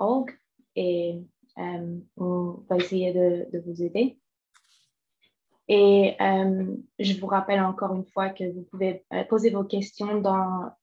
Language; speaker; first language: French; non-native, fluent; English